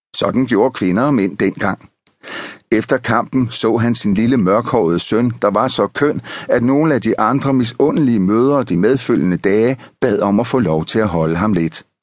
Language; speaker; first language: Danish; native; Danish